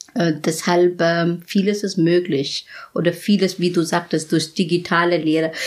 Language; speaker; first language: German; non-native, fluent; Bangla